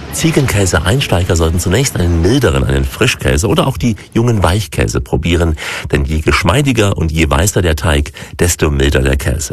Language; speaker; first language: German; native; German